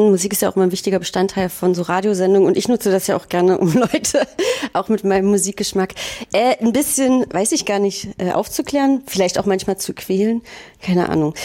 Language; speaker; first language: German; native; German